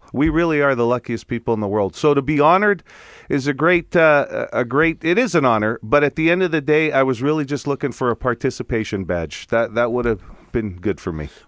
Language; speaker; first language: English; non-native, fluent; Italian